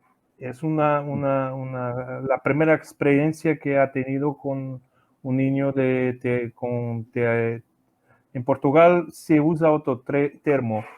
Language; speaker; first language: Spanish; non-native, learner; Portuguese